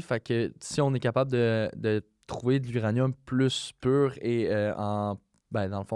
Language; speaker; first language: French; native; French